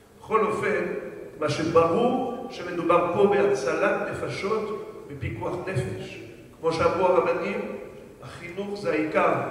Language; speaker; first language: Hebrew; non-native, fluent; French